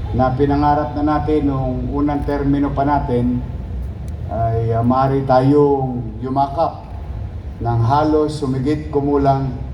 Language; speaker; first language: Filipino; native; Filipino